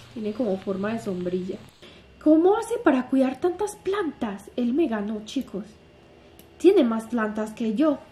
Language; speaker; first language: Spanish; native; Spanish